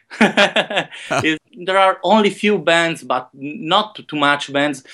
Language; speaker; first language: English; non-native, learner; Italian